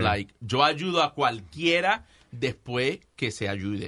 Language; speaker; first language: Spanish; early bilingual, heritage; Spanish